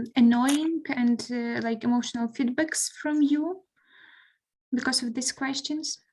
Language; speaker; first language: English; non-native, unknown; Ukrainian